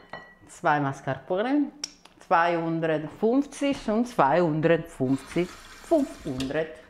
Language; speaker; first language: German; non-native, fluent; Italian